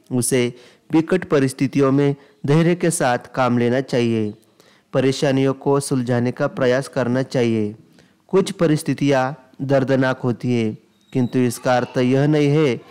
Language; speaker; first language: Hindi; non-native, local second language; Marathi